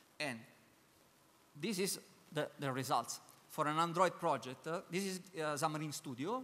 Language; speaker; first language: English; non-native, learner; Italian